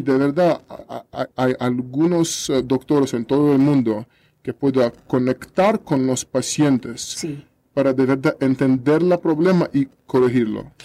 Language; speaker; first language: Spanish; non-native, learner; Russian